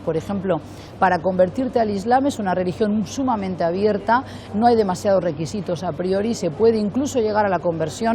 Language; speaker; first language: Spanish; native; Spanish